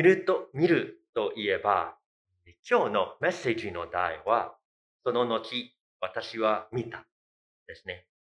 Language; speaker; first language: Japanese; non-native, fluent; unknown